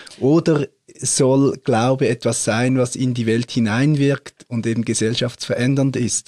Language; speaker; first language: German; native; German